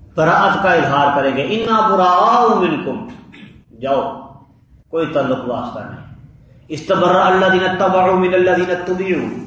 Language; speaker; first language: Urdu; native; Urdu